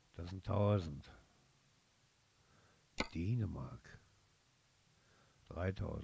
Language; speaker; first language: German; native; German